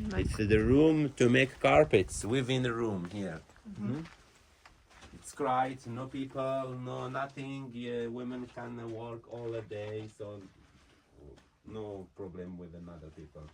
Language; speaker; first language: English; non-native, learner; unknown